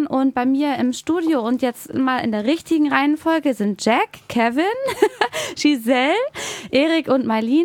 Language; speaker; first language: German; native; German